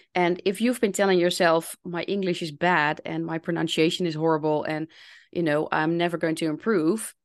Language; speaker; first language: English; non-native, fluent; Dutch